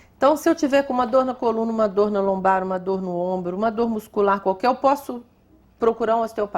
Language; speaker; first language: Portuguese; native; Portuguese